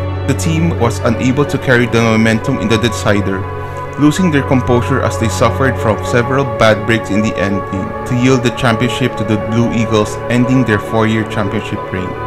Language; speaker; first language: English; non-native, local second language; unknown